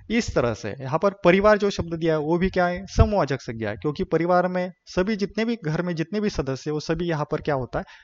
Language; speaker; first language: Hindi; non-native, local second language; Marathi